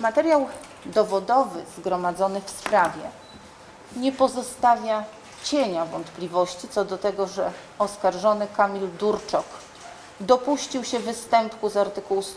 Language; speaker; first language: Polish; native; Polish